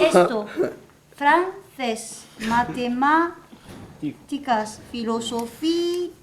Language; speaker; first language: Spanish; non-native, fluent; French